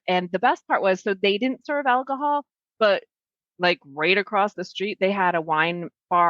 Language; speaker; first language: English; native; English